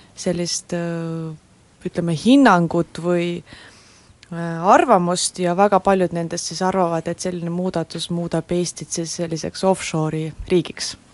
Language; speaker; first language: Estonian; non-native, local second language; Russian